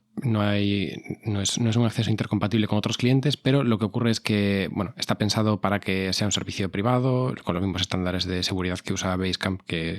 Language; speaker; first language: Spanish; native; Spanish